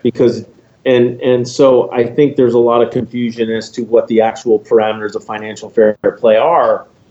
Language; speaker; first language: English; native; English